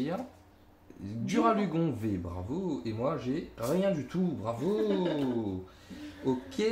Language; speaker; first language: French; native; French